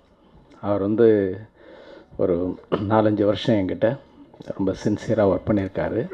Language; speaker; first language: Tamil; native; Tamil